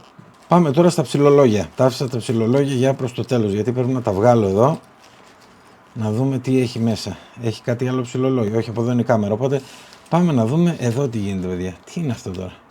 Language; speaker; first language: Greek; native; Greek